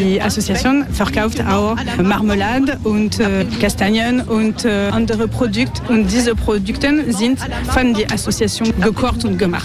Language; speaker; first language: German; non-native, learner; French